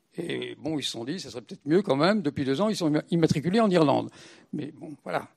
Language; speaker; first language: French; native; French